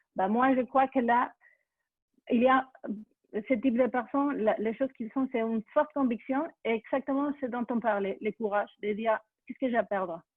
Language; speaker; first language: French; non-native, fluent; Spanish